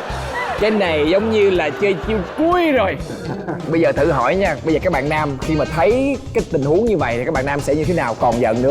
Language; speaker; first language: Vietnamese; native; Vietnamese